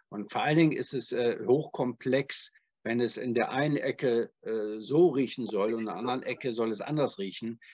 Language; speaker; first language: German; native; German